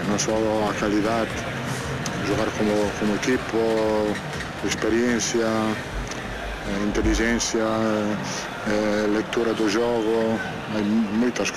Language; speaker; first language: Portuguese; non-native, fluent; Italian